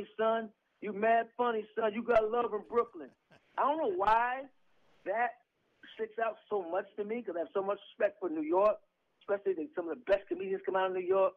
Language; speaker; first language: English; native; English